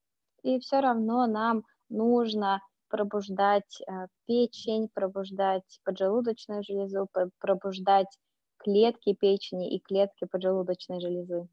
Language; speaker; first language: Russian; native; Russian